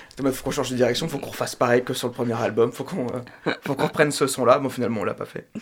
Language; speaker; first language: French; native; French